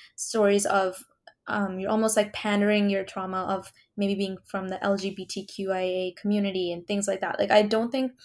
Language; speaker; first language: English; early bilingual, other home language; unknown